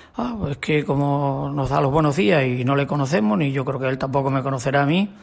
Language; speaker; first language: Spanish; native; Spanish